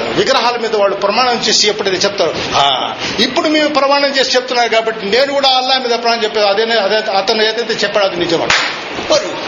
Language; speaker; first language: Telugu; non-native, local second language; Urdu